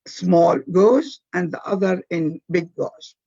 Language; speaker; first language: English; non-native, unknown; Arabic